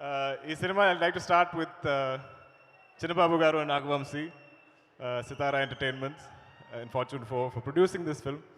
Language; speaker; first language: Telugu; non-native, learner; Malayalam